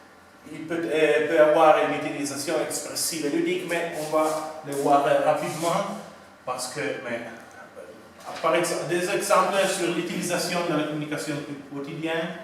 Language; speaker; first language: French; non-native, fluent; Italian